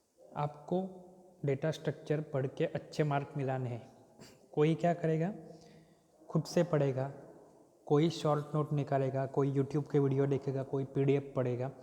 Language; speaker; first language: Hindi; non-native, local second language; Marathi